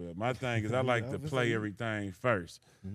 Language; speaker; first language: English; native; English